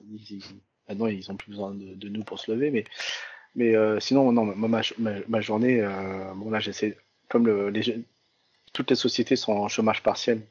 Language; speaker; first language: French; early bilingual, other home language; Vietnamese